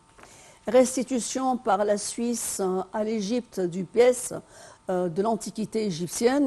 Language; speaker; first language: French; non-native, fluent; Arabic